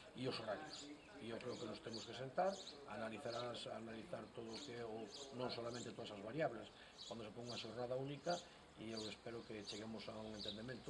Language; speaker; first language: Galician; non-native, local second language; Spanish